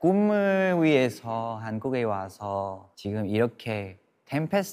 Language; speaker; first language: Korean; non-native, fluent; Vietnamese